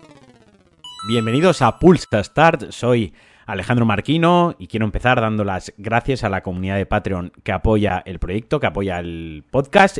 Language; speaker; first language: Spanish; native; Spanish